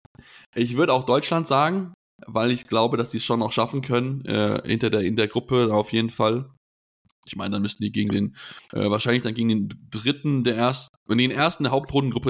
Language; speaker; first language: German; native; German